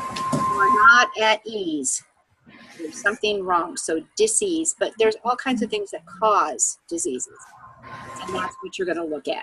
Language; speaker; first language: English; native; English